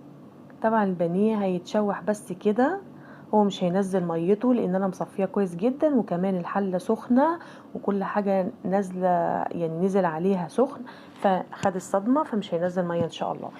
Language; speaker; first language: Arabic; native; Arabic